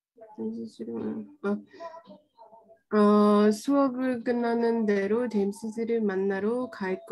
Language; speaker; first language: Korean; non-native, learner; Burmese